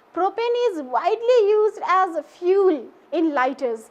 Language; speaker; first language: English; non-native, local second language; Nepali